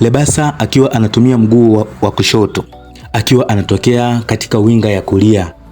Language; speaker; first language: Swahili; native; Swahili